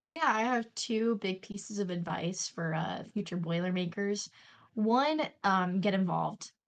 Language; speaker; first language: English; native; English